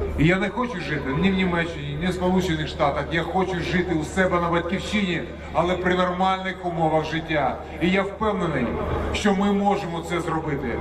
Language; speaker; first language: Ukrainian; non-native, local second language; Russian